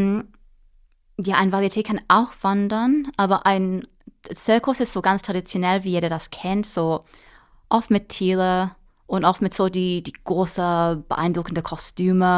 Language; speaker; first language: German; non-native, fluent; English